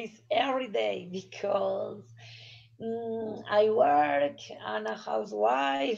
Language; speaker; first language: English; non-native, learner; Spanish